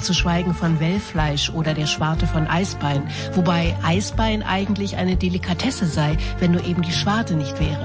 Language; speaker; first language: German; native; German